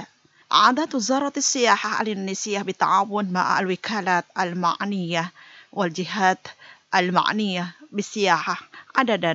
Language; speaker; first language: Arabic; non-native, fluent; Indonesian